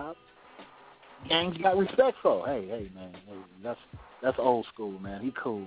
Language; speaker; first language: English; native; English